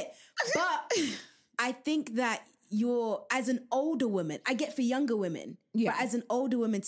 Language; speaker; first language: English; native; English